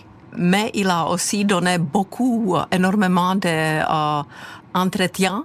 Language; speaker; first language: French; non-native, fluent; Czech